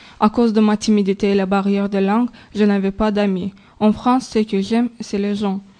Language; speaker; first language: French; non-native, learner; Azerbaijani